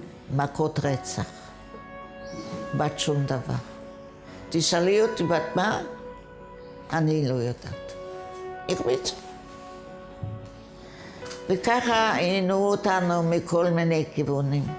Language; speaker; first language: Hebrew; non-native, fluent; Yiddish